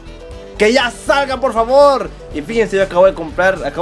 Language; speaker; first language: Spanish; native; Spanish